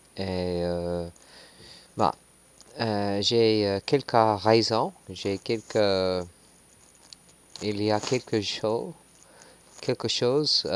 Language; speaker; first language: French; non-native, learner; English